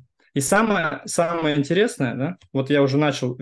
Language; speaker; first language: Russian; native; Russian